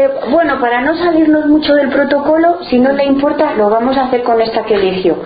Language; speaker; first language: Spanish; native; Spanish